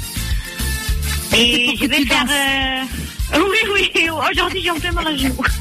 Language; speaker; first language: French; non-native, local second language; Portuguese